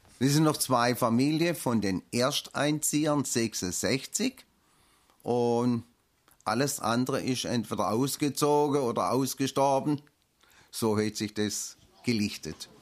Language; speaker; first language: German; native; German